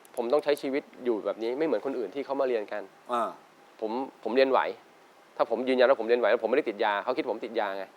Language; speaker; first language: Thai; native; Thai